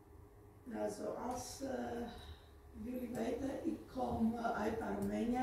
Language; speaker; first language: Dutch; non-native, fluent; Armenian